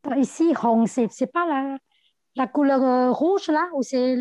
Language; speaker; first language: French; non-native, learner; Vietnamese